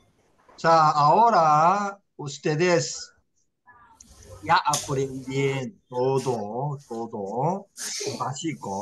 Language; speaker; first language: Spanish; non-native, learner; Korean